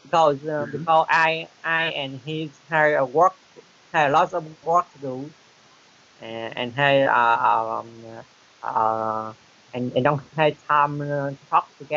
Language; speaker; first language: English; non-native, learner; Vietnamese